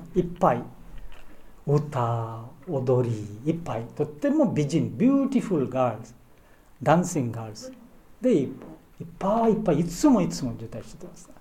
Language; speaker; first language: Japanese; non-native, learner; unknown